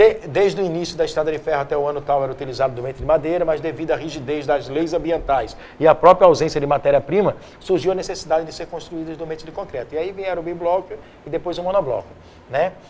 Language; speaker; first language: Portuguese; native; Portuguese